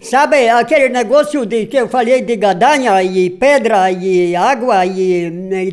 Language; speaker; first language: Portuguese; non-native, local second language; Polish